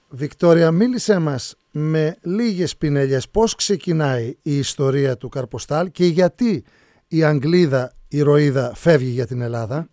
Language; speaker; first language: Greek; native; Greek